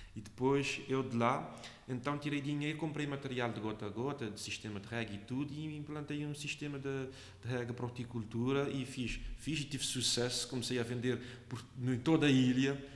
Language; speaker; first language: Portuguese; non-native, local second language; Kabuverdianu